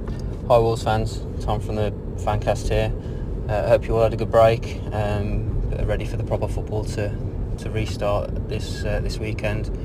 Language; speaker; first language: English; native; English